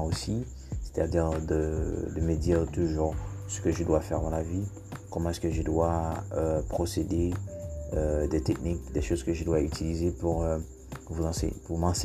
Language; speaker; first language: English; non-native, fluent; Haitian Creole